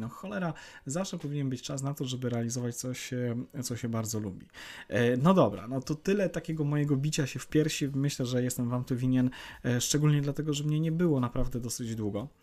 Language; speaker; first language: Polish; native; Polish